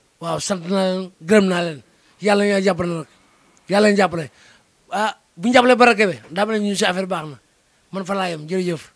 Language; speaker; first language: Wolof; native; Wolof